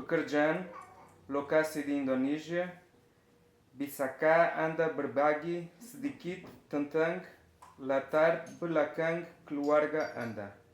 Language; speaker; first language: Indonesian; non-native, learner; Portuguese